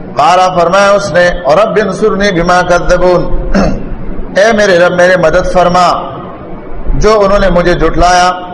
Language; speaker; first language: Urdu; non-native, local second language; Pashto